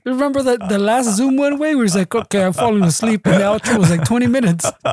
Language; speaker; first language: English; early bilingual, other home language; Spanish